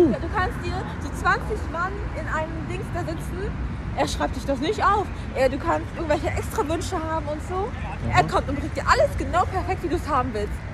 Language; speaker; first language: German; native; German